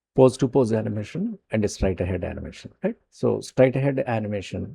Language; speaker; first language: English; non-native, local second language; Telugu